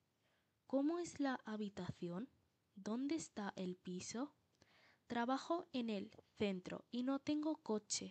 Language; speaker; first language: Spanish; non-native, fluent; Bangla